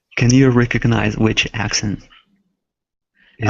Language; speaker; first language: English; non-native, learner; Arabic